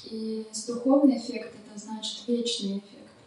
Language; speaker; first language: Russian; native; Russian